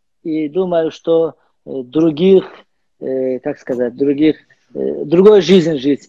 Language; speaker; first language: Russian; non-native, learner; Azerbaijani